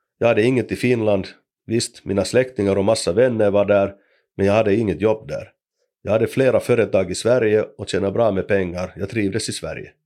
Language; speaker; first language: Swedish; native; Swedish